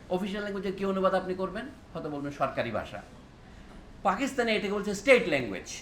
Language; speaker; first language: Bangla; non-native, local second language; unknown